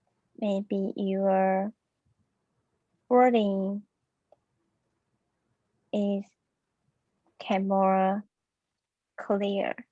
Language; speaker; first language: English; non-native, learner; Chinese